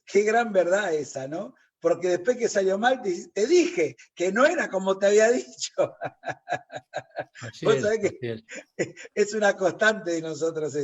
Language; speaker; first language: Spanish; native; Spanish